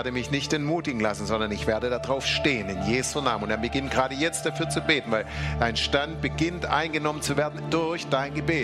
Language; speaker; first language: German; native; German